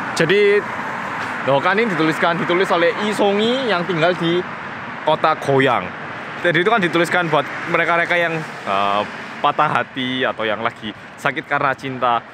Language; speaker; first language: Indonesian; early bilingual, other home language; Korean